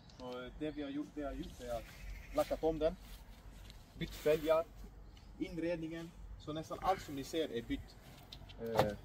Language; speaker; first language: Swedish; early bilingual, other home language; Estonian